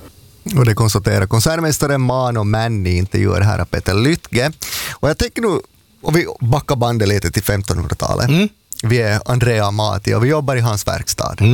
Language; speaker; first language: Swedish; native; Swedish